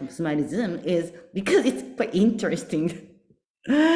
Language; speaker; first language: English; non-native, learner; Japanese